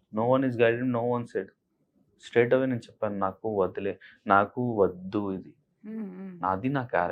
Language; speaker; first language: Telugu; non-native, learner; Hindi